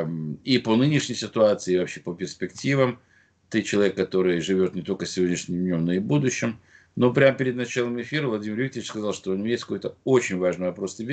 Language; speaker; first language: Russian; native; Russian